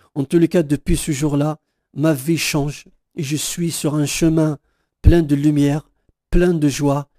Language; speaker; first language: French; non-native, local second language; Kabyle